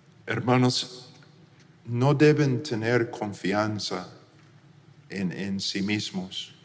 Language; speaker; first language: Spanish; non-native, fluent; English